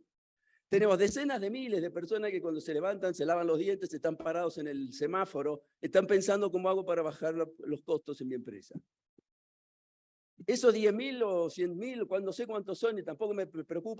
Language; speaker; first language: Spanish; native; Spanish